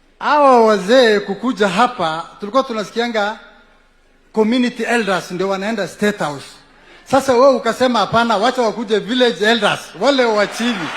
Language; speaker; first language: Swahili; non-native, local second language; Somali